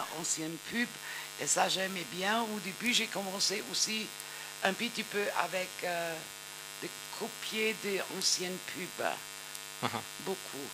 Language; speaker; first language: French; non-native, fluent; German